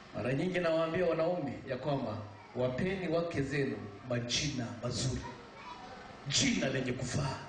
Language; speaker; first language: Swahili; native; Swahili